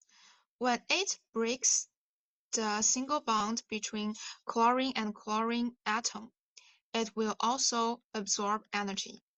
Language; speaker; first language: English; non-native, fluent; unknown